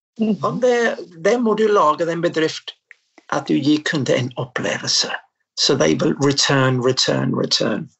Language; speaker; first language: Norwegian; non-native, fluent; English